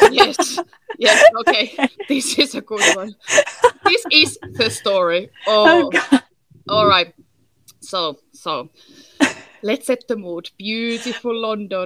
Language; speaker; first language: English; non-native, fluent; Finnish